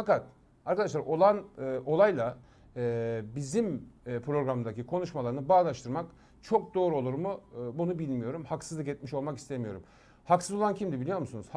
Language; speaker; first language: Turkish; native; Turkish